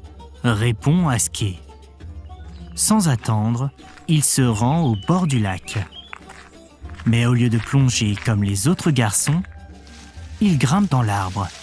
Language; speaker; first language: French; native; French